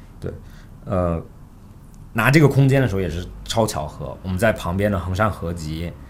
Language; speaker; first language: Chinese; early bilingual, heritage; Chinese